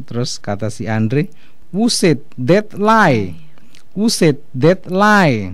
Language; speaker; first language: English; non-native, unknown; Indonesian